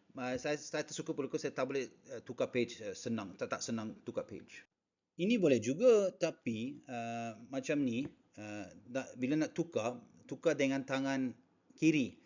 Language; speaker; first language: Malay; non-native, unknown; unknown